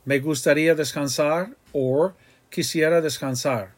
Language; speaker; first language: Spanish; non-native, fluent; English